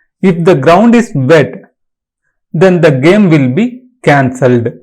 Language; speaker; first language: English; non-native, local second language; Tamil